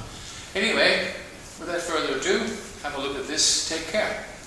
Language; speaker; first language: English; native; English